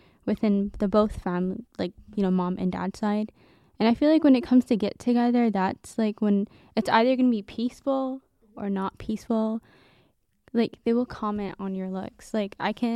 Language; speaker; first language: English; native; English